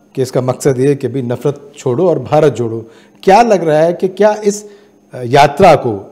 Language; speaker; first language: Hindi; native; Hindi